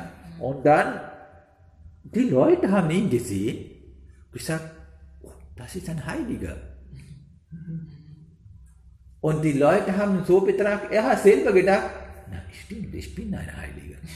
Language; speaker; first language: German; non-native, learner; Sinhala